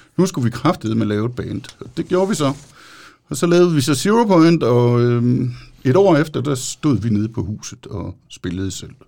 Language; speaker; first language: Danish; native; Danish